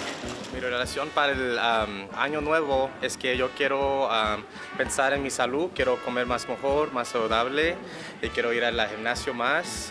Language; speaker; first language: Spanish; non-native, learner; English